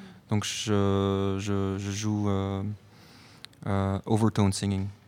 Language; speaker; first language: French; non-native, fluent; Dutch